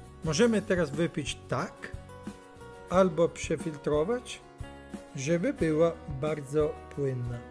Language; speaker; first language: Polish; non-native, learner; Italian